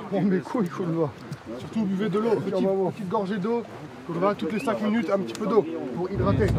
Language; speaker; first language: French; native; French